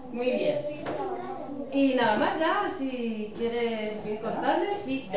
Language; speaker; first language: Spanish; native; Spanish